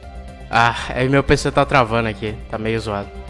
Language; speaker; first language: Portuguese; native; Portuguese